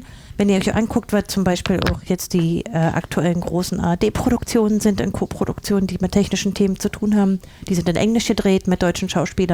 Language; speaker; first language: German; native; German